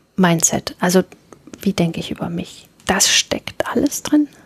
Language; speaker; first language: German; native; German